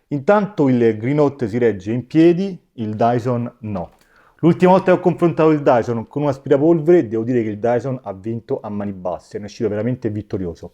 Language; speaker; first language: Italian; native; Italian